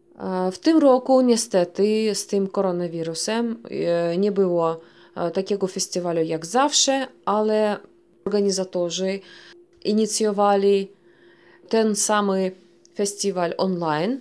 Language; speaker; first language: Polish; early bilingual, heritage; Polish